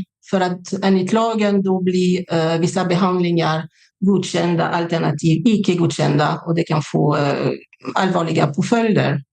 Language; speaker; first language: Swedish; non-native, fluent; French